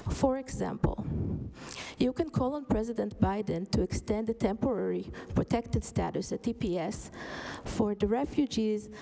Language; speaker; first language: English; non-native, fluent; Hebrew